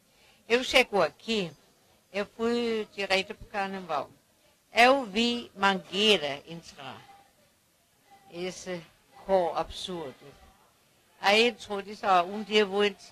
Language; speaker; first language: Portuguese; non-native, fluent; Danish